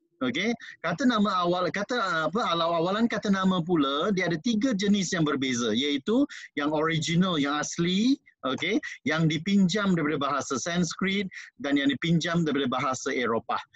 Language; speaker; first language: Malay; non-native, local second language; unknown